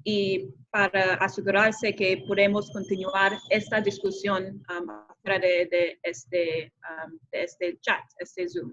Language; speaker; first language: Spanish; non-native, fluent; English